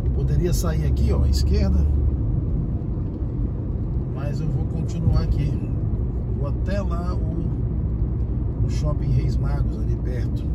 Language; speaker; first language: Portuguese; native; Portuguese